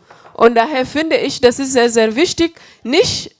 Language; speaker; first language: German; non-native, fluent; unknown